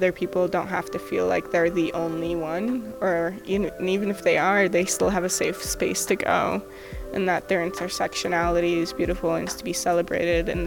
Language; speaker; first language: English; early bilingual, other home language; Arabic